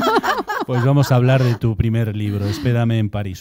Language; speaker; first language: Spanish; native; Spanish